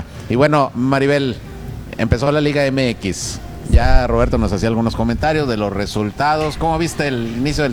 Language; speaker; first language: Spanish; native; Spanish